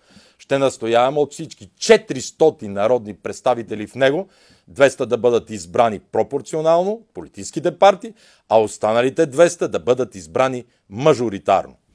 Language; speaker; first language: Bulgarian; native; Bulgarian